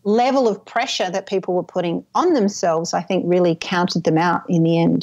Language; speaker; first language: English; native; English